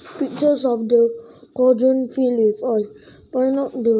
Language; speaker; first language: English; non-native, local second language; Malay